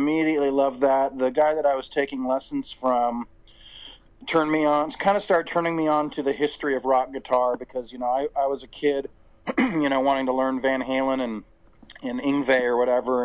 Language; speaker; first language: English; native; English